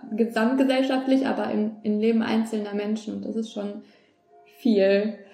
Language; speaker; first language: German; native; German